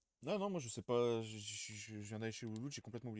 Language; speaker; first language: French; native; French